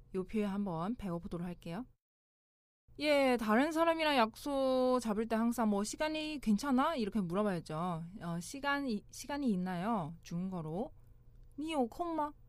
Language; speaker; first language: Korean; non-native, local second language; Chinese